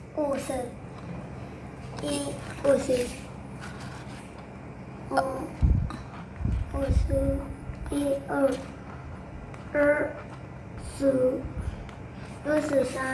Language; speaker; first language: Chinese; non-native, learner; Thai